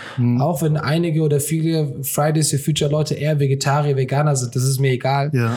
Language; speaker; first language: German; early bilingual, other home language; Turkish